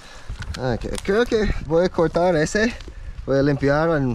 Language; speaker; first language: Spanish; non-native, learner; English